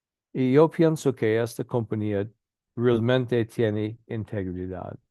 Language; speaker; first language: Spanish; non-native, learner; English